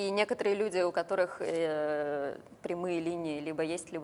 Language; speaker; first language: Russian; native; Russian